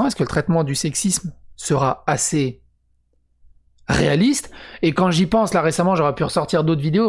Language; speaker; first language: French; native; French